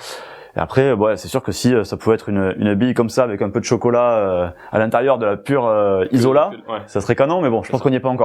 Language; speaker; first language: French; native; French